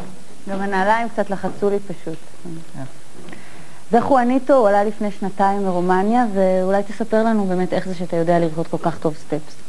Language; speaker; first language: Hebrew; native; Hebrew